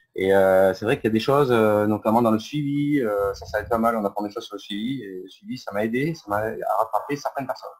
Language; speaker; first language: French; native; French